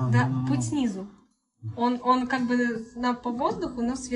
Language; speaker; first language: Russian; native; Russian